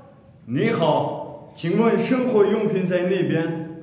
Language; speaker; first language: Chinese; non-native, learner; Uyghur